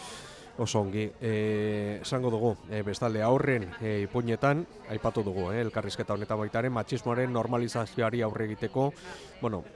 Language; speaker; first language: Basque; native; Basque